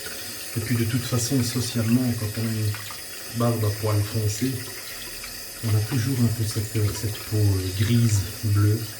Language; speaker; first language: French; native; French